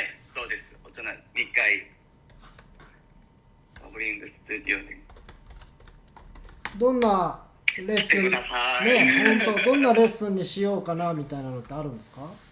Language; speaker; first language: Japanese; non-native, learner; Korean